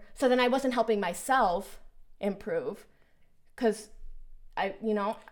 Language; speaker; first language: English; early bilingual, other home language; Spanish